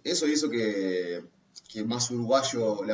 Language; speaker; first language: Spanish; native; Spanish